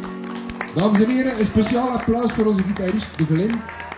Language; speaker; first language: Dutch; native; Dutch